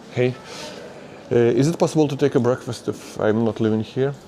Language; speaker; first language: English; non-native, learner; Lithuanian